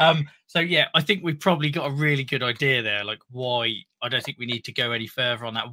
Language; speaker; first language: English; native; English